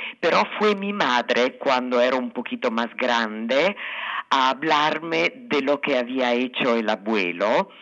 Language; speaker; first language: Spanish; early bilingual, heritage; Italian